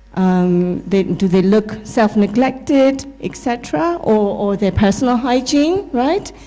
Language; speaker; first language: English; non-native, fluent; Burmese